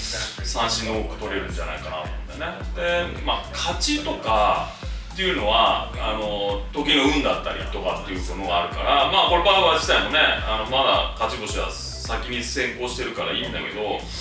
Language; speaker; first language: Japanese; native; Japanese